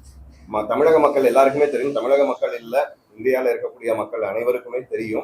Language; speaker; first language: Tamil; native; Tamil